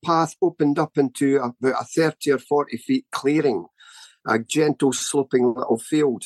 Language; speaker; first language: English; native; English